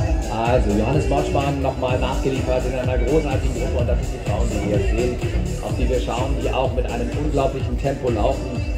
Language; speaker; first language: German; native; German